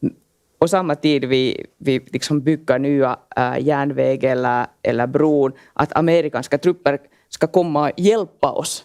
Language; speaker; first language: Swedish; non-native, local second language; Finnish